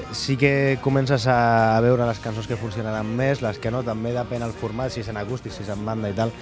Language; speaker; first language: Catalan; non-native, local second language; Spanish